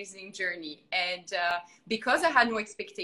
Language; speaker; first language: English; non-native, fluent; French